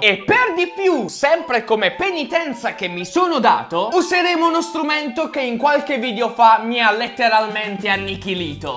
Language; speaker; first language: Italian; native; Italian